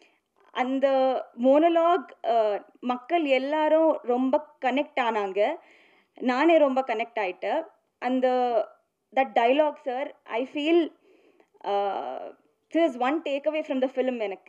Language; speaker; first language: Tamil; non-native, learner; Telugu